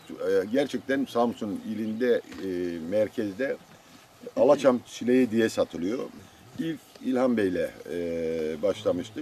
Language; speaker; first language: Turkish; native; Turkish